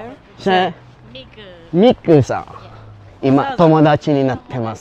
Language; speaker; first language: Japanese; non-native, learner; Filipino